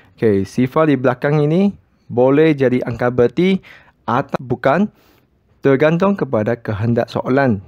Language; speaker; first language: Malay; non-native, local second language; Chinese